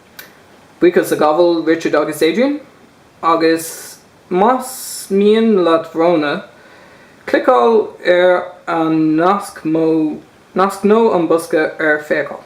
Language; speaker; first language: Irish; non-native, learner; English